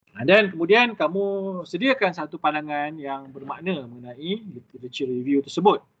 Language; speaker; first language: Malay; native; Malay